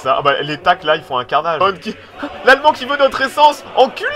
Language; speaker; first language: French; native; French